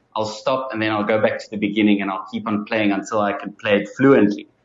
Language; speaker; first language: English; non-native, local second language; Afrikaans